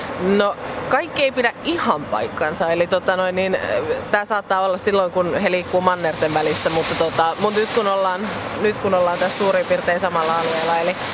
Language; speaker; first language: Finnish; native; Finnish